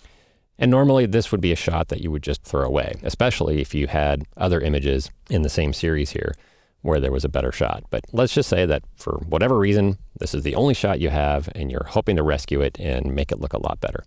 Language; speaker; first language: English; native; English